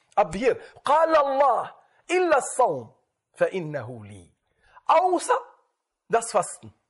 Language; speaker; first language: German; non-native, fluent; Arabic